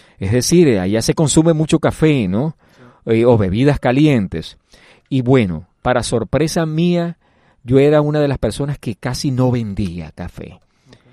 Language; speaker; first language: Spanish; native; Spanish